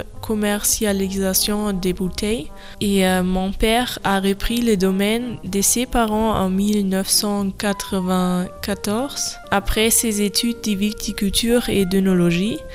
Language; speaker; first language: French; non-native, learner; German